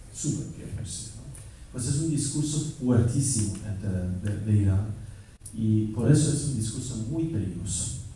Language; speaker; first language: Spanish; non-native, fluent; Persian